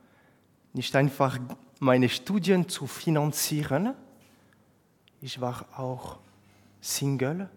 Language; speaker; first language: German; non-native, fluent; French